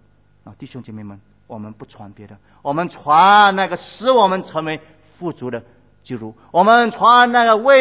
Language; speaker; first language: Chinese; native; Chinese